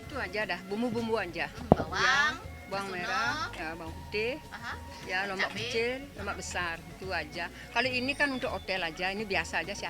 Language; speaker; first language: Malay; non-native, local second language; Balinese